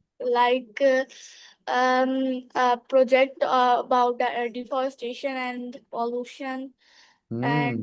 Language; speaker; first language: English; non-native, learner; Hindi